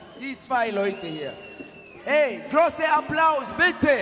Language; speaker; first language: German; non-native, fluent; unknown